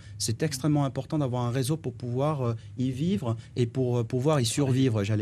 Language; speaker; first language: French; native; French